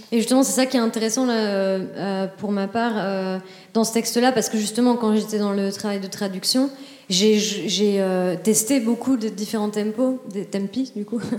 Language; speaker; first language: French; native; French